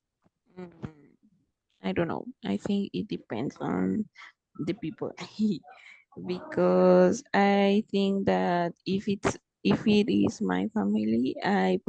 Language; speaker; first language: English; non-native, fluent; Spanish